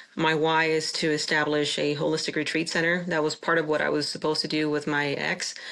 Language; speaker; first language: English; non-native, fluent; Spanish